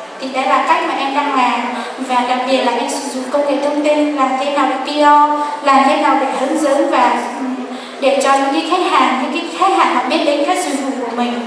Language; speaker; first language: Vietnamese; non-native, local second language; Hmong